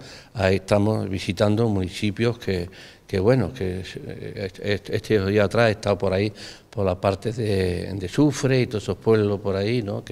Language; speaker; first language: Spanish; native; Spanish